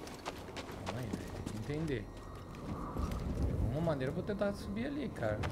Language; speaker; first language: Portuguese; native; Portuguese